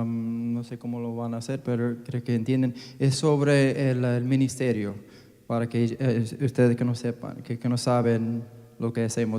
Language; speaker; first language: Spanish; non-native, fluent; English